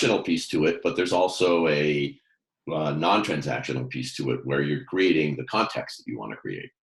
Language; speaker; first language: English; native; English